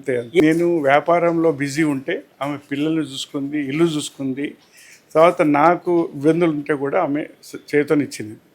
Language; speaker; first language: Telugu; native; Telugu